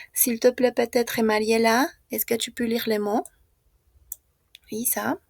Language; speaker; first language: French; non-native, fluent; Spanish